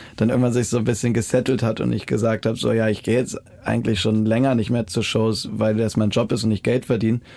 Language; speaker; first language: German; native; German